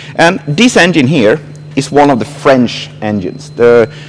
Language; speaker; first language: English; non-native, fluent; Swedish